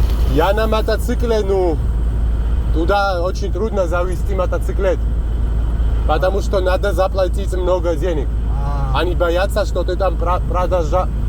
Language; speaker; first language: Russian; non-native, fluent; Georgian